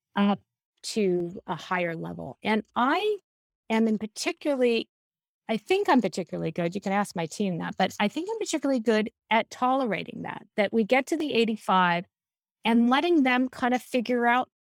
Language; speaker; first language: English; native; English